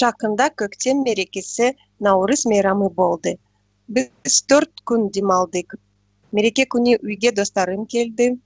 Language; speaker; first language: Kazakh; non-native, learner; Russian